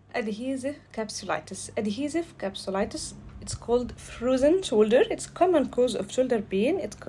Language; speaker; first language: English; non-native, fluent; Arabic